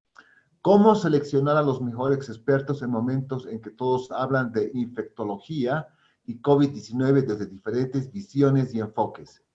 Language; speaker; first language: Spanish; native; Spanish